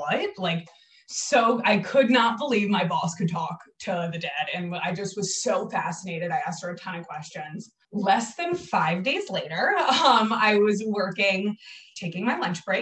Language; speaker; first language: English; native; English